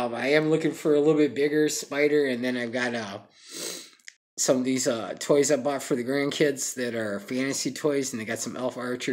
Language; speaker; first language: English; native; English